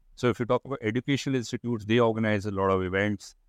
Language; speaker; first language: English; non-native, local second language; Hindi